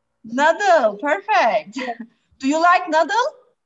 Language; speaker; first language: English; non-native, fluent; Turkish